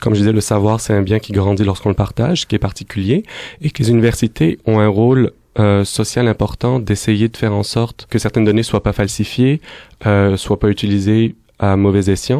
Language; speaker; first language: French; native; French